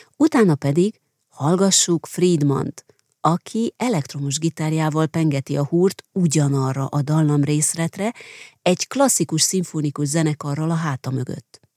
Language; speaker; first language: Hungarian; native; Hungarian